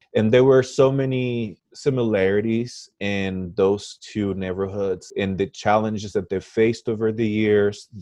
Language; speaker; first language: English; non-native, fluent; Spanish